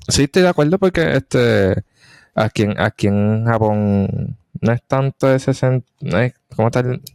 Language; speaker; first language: Spanish; native; Spanish